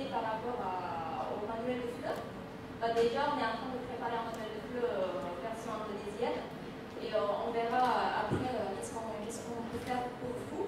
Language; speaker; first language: French; non-native, fluent; Indonesian